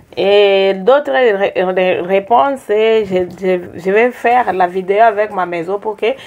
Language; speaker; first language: French; non-native, local second language; Swahili